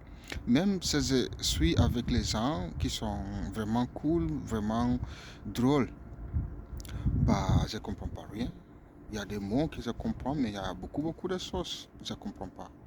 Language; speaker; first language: French; non-native, learner; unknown